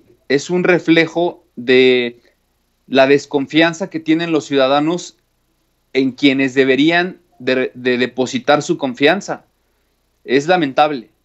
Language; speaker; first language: Spanish; native; Spanish